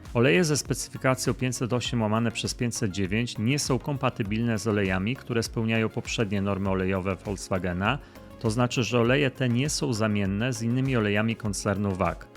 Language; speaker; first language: Polish; native; Polish